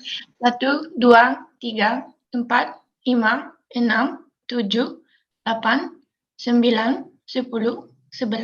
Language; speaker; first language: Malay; non-native, learner; Italian